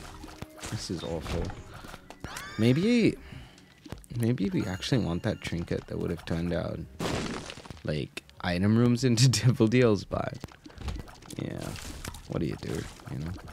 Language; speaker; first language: English; native; English